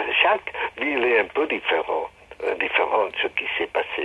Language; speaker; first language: French; non-native, fluent; Spanish